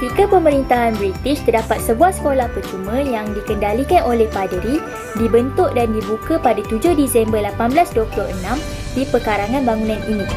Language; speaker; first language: Malay; native; Malay